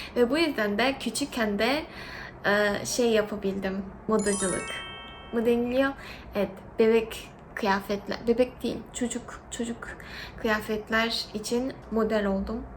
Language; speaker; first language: Turkish; early bilingual, other home language; Korean